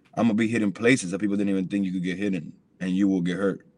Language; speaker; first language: English; early bilingual, other home language; Spanish